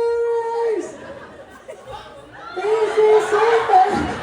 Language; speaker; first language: English; non-native, learner; Thai